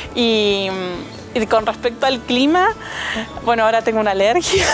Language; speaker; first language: Spanish; native; Spanish